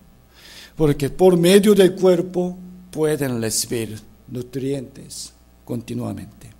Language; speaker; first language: Spanish; non-native, fluent; Korean